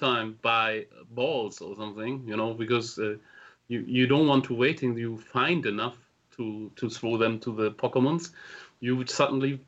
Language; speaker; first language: English; non-native, fluent; German